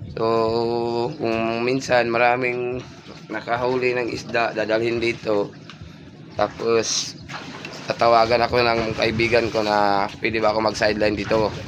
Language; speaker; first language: Filipino; non-native, local second language; Cebuano